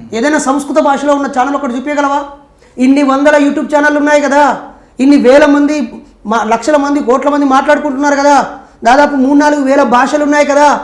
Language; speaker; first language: Telugu; native; Telugu